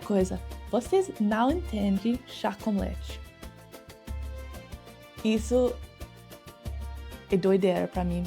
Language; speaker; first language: Portuguese; non-native, learner; English